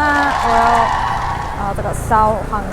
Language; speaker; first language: Chinese; non-native, fluent; Korean